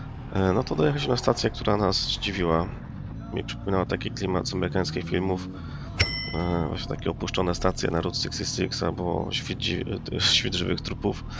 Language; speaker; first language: Polish; native; Polish